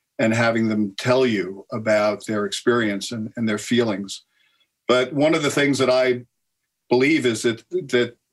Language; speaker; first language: English; native; English